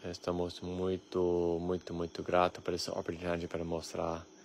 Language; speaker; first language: Portuguese; non-native, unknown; English